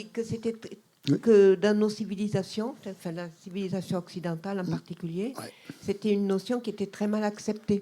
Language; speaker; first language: French; native; French